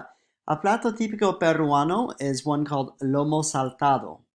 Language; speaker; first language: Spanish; non-native, fluent; English